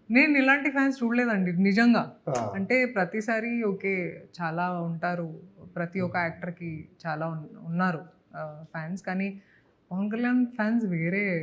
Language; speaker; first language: Telugu; non-native, fluent; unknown